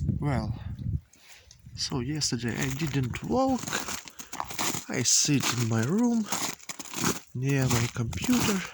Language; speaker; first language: English; non-native, learner; Ukrainian